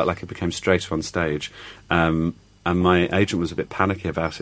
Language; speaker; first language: English; native; English